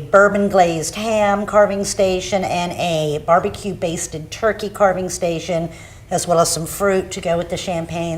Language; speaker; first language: English; native; English